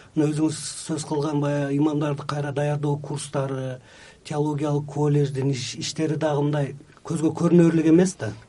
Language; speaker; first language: Kyrgyz; native; Kyrgyz